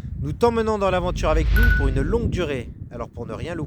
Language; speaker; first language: French; native; French